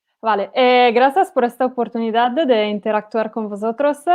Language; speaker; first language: Spanish; non-native, learner; Italian